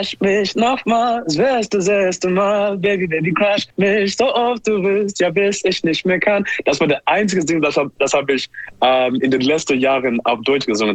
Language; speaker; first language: German; non-native, learner; English